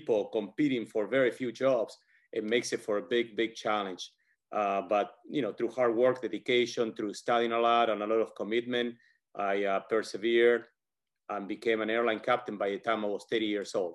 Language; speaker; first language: English; non-native, fluent; Spanish